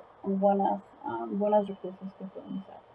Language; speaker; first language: Spanish; early bilingual, heritage; Spanish